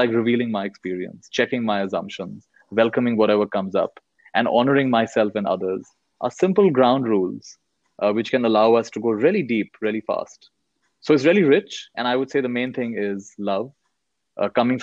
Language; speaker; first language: English; non-native, local second language; Hindi